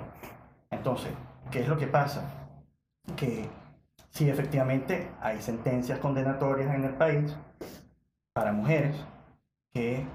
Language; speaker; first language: Spanish; native; Spanish